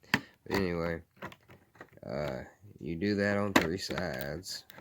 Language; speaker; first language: English; native; English